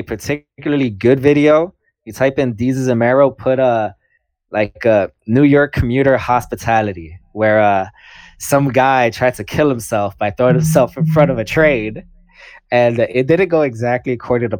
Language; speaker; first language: English; native; English